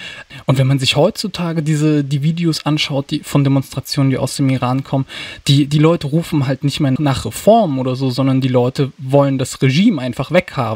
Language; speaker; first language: German; native; German